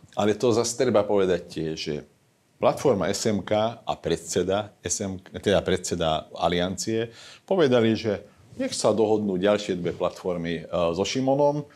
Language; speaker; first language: Slovak; non-native, local second language; Hungarian